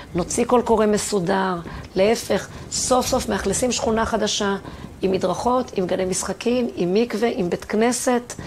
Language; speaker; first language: Hebrew; native; Hebrew